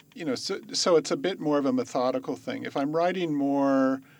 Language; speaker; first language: English; native; English